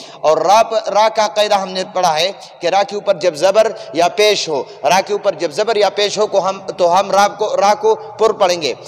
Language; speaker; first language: Urdu; non-native, local second language; Pashto